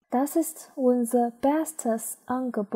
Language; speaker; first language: German; non-native, learner; Chinese